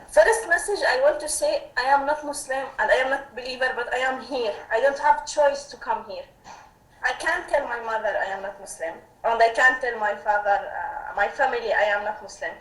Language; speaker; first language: English; non-native, learner; Arabic